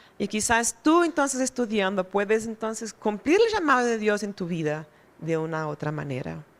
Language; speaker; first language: Spanish; non-native, fluent; Portuguese